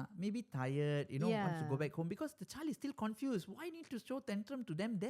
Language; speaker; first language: English; native; English